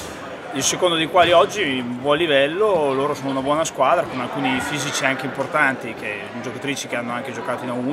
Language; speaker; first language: Italian; native; Italian